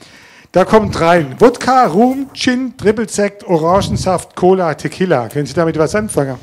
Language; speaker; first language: German; native; German